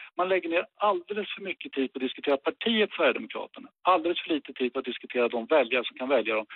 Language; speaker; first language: Swedish; native; Swedish